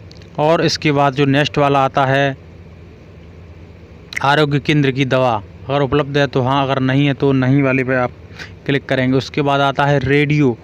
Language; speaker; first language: Hindi; native; Hindi